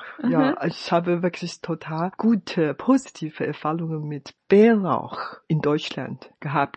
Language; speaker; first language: German; non-native, fluent; Chinese